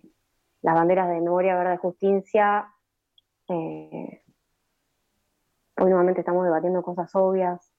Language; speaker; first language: Spanish; native; Spanish